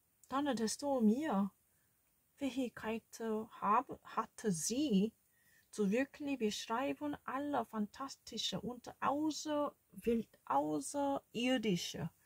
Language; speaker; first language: German; non-native, learner; Korean